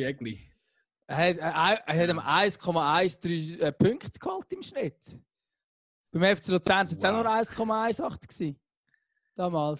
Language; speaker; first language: German; native; German